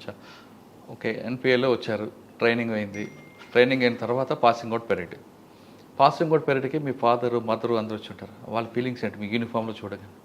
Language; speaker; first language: Telugu; native; Telugu